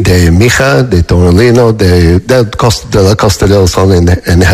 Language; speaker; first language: Spanish; non-native, fluent; English